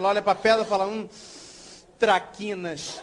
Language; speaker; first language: Portuguese; native; Portuguese